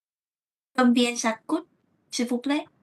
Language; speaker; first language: French; non-native, learner; Vietnamese